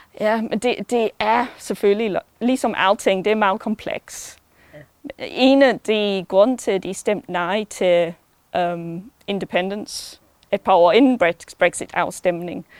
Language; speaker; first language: Danish; non-native, fluent; English